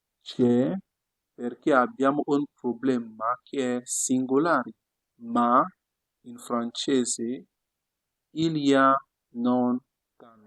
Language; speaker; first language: Italian; non-native, fluent; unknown